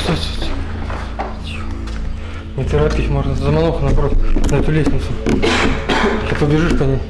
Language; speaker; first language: Russian; native; Russian